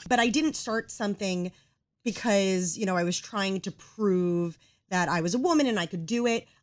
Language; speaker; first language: English; native; English